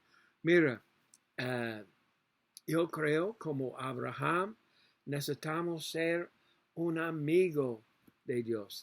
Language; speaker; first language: Spanish; non-native, learner; English